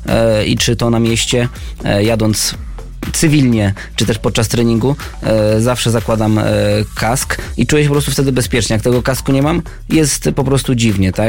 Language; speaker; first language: Polish; native; Polish